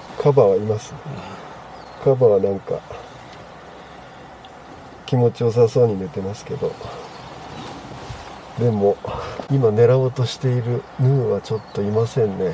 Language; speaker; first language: Japanese; native; Japanese